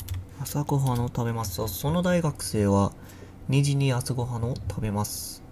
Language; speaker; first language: Japanese; non-native, learner; English